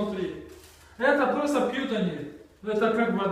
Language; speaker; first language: Russian; non-native, local second language; Tajik